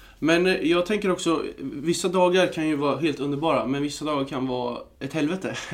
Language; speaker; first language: Swedish; native; Swedish